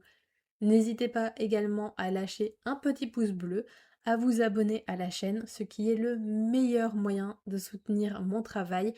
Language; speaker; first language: French; native; French